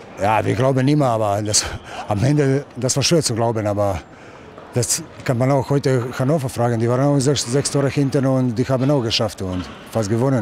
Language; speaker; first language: German; non-native, learner; Croatian